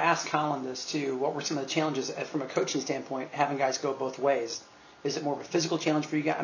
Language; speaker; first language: English; native; English